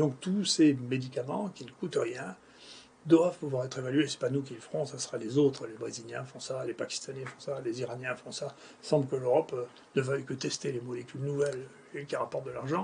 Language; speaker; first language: French; native; French